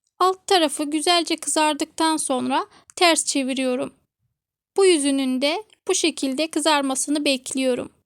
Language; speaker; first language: Turkish; native; Turkish